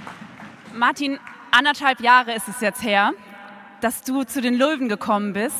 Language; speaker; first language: German; native; German